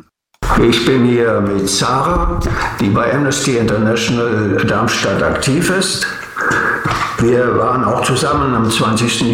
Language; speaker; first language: German; native; German